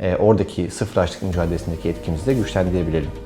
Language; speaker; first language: Turkish; native; Turkish